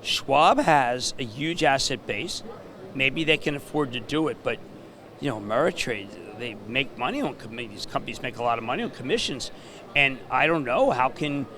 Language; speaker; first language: English; native; English